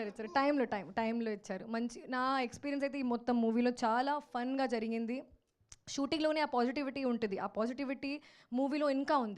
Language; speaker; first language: Telugu; non-native, learner; Hindi